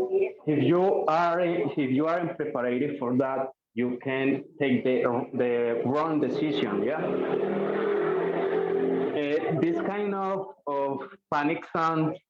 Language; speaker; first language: English; non-native, learner; Spanish